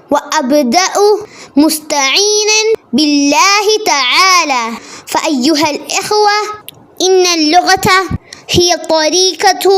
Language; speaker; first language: Arabic; non-native, learner; Malayalam